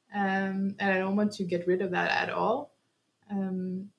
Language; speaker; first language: English; early bilingual, heritage; Norwegian